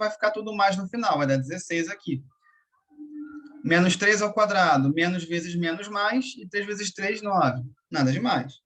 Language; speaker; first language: Portuguese; native; Portuguese